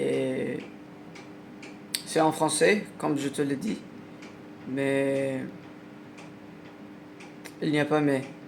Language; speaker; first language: French; non-native, learner; Arabic